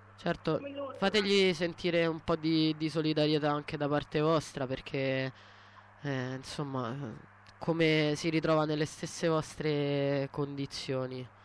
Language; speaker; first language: Italian; native; Italian